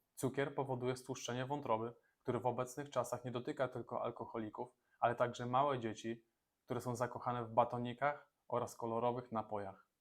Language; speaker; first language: Polish; native; Polish